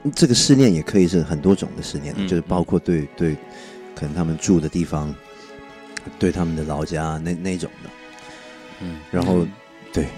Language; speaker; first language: Chinese; non-native, local second language; Cantonese